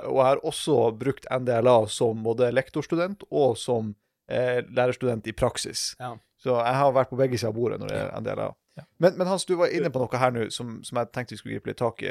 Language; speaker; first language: Norwegian; native; Norwegian